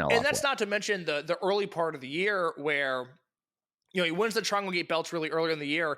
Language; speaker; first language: English; native; English